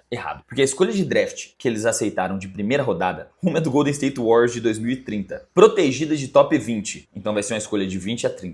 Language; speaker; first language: Portuguese; native; Portuguese